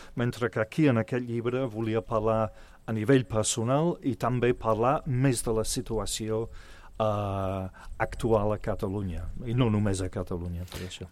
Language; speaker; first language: Catalan; non-native, fluent; English